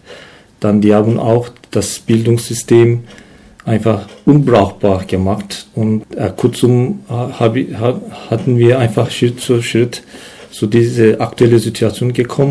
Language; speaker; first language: German; non-native, learner; Turkish